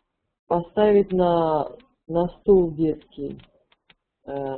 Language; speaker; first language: Russian; native; Russian